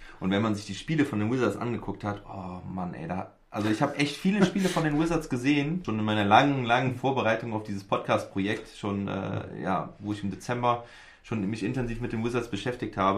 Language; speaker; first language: German; native; German